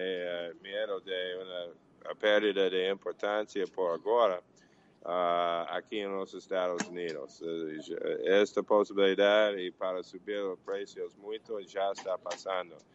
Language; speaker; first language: Portuguese; non-native, learner; English